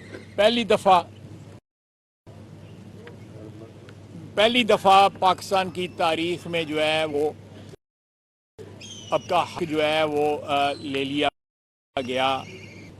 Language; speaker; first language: Urdu; non-native, local second language; Punjabi